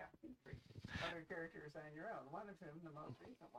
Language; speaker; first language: English; native; English